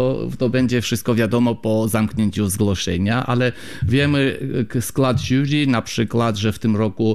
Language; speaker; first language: Polish; non-native, fluent; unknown